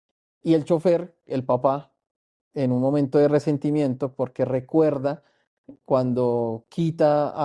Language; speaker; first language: Spanish; native; Spanish